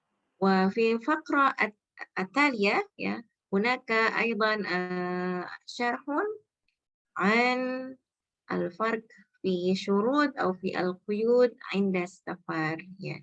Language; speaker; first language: Arabic; non-native, fluent; Indonesian